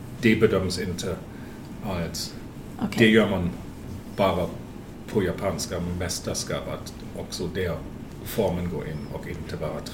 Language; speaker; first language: Swedish; non-native, fluent; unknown